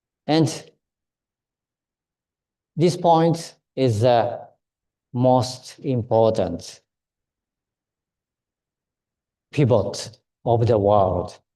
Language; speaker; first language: English; non-native, fluent; Japanese